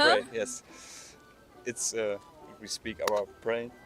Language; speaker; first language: English; non-native, learner; German